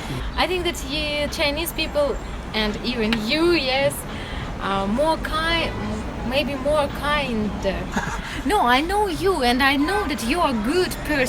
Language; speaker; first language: English; non-native, learner; Russian